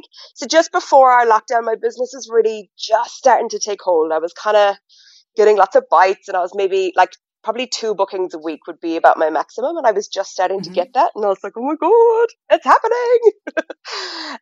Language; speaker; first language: English; native; English